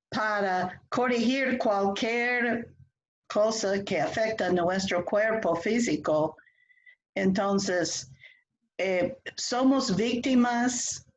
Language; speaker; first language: Spanish; non-native, fluent; English